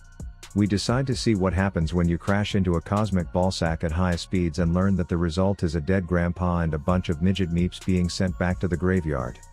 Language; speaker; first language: English; native; English